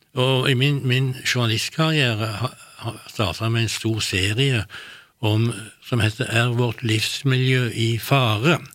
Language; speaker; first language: Norwegian; native; Norwegian